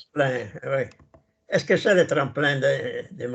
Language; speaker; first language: French; non-native, learner; Italian